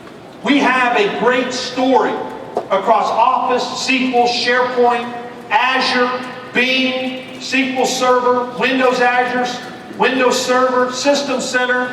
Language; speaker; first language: English; native; English